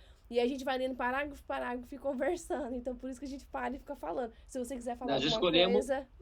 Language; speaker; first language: Portuguese; native; Portuguese